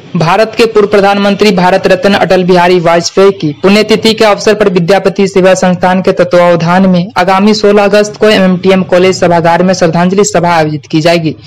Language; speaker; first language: Hindi; native; Hindi